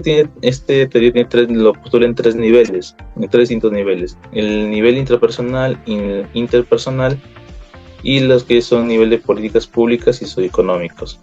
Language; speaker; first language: Spanish; native; Spanish